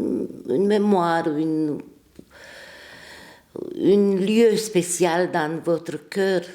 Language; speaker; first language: French; non-native, fluent; Romanian